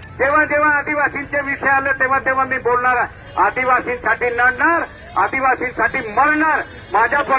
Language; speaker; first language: Marathi; non-native, local second language; Bhili